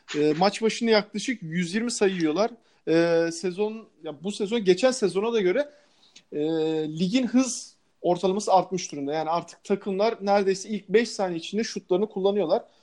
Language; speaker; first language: Turkish; native; Turkish